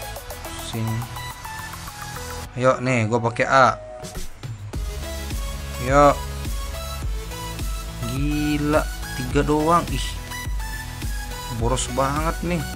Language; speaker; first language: Indonesian; native; Indonesian